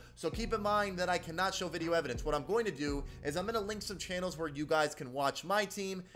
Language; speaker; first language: English; native; English